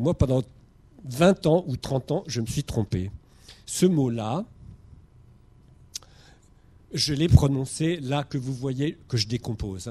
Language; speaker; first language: French; native; French